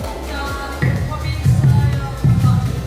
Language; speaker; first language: Indonesian; non-native, learner; English